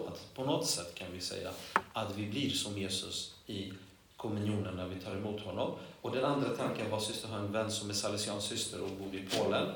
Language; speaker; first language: Swedish; non-native, fluent; Polish